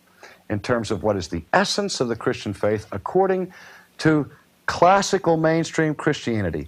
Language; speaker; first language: English; native; English